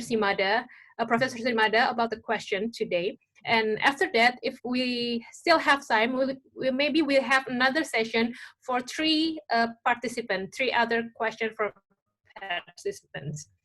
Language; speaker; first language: English; non-native, local second language; Indonesian